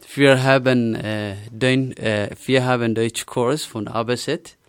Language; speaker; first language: German; non-native, learner; Somali